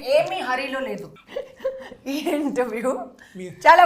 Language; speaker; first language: Telugu; non-native, learner; Hindi